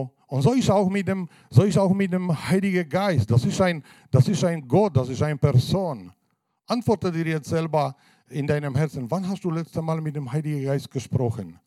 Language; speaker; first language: German; non-native, fluent; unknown